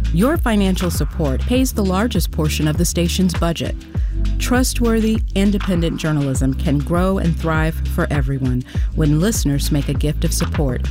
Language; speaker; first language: English; native; English